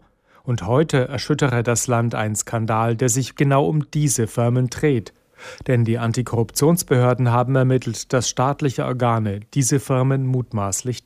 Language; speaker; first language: German; native; German